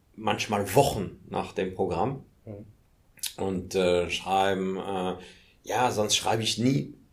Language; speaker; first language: German; non-native, fluent; French